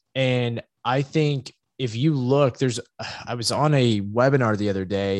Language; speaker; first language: English; native; English